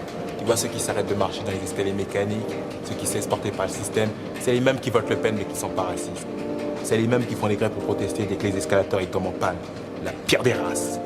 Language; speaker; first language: French; native; French